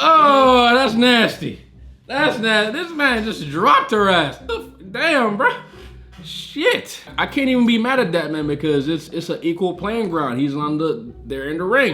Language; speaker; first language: English; native; English